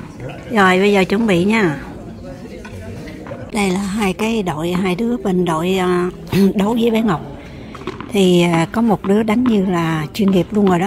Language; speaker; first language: Vietnamese; native; Vietnamese